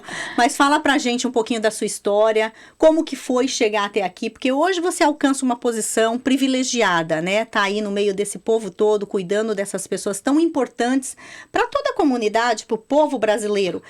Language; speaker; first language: Portuguese; native; Portuguese